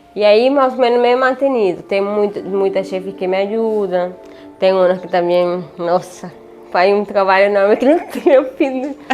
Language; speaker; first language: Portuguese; non-native, learner; Spanish